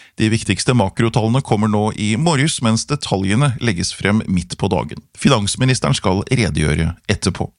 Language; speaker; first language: Norwegian; native; Norwegian